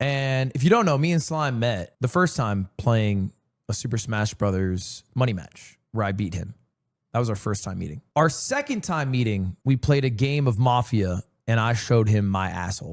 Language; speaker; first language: English; native; English